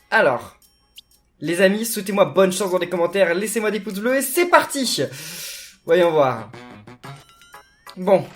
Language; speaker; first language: French; native; French